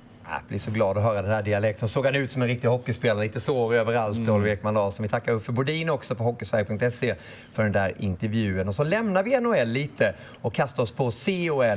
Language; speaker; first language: Swedish; native; Swedish